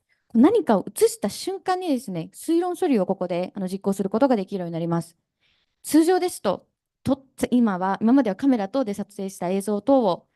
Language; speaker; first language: Japanese; native; Japanese